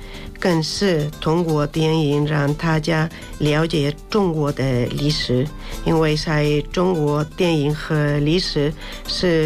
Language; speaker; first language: Chinese; non-native, fluent; Spanish